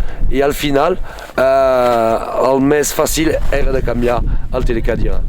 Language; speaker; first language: Catalan; non-native, fluent; French